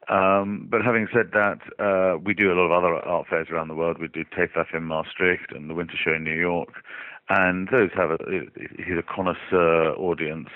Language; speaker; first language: English; native; English